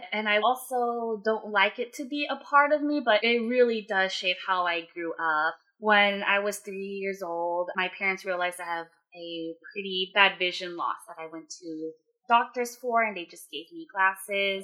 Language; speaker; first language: English; native; English